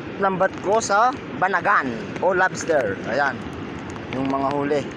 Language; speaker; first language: Filipino; non-native, local second language; Bikol